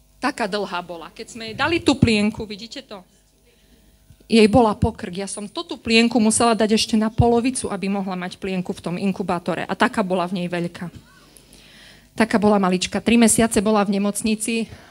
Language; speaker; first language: Slovak; native; Slovak